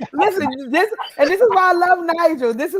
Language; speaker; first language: English; native; English